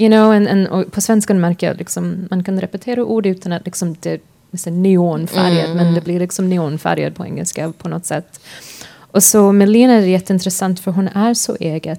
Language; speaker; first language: Swedish; non-native, fluent; English